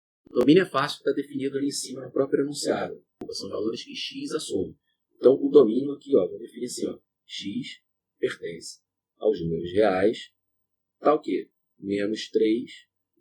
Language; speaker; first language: Portuguese; native; Portuguese